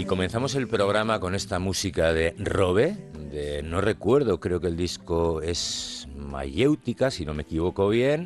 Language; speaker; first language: Spanish; native; Spanish